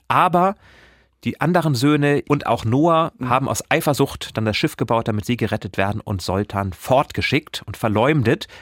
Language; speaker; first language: German; native; German